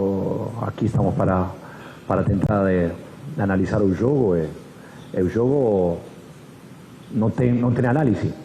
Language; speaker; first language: Portuguese; non-native, fluent; Spanish